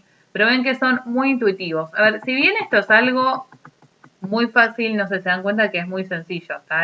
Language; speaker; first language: Spanish; native; Spanish